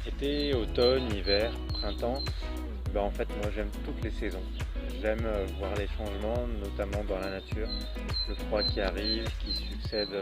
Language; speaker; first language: French; native; French